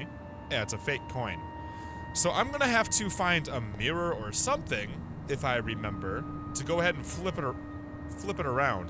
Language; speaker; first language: English; native; English